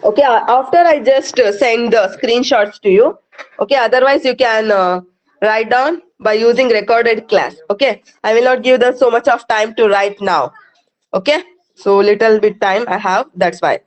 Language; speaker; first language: English; non-native, local second language; Kannada